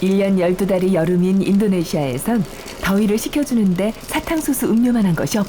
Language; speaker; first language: Korean; native; Korean